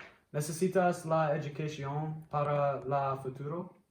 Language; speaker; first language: Spanish; non-native, learner; English